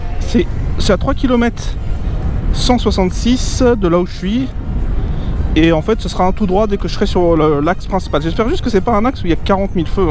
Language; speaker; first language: French; native; French